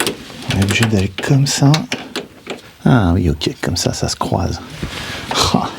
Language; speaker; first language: French; native; French